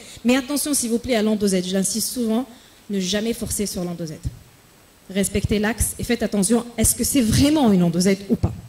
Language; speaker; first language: French; non-native, local second language; Arabic